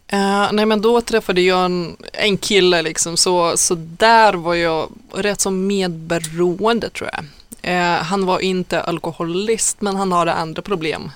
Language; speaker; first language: Swedish; non-native, fluent; Lithuanian